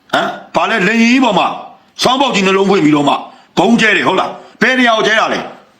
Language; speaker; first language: Burmese; native; Burmese